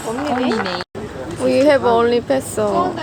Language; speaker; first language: English; non-native, learner; Korean